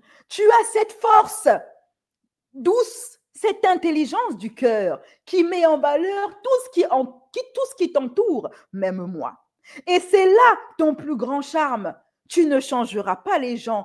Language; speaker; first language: French; native; French